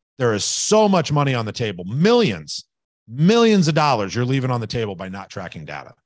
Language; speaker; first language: English; native; English